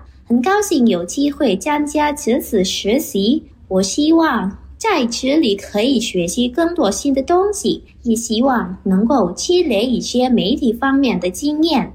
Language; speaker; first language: Chinese; non-native, fluent; Indonesian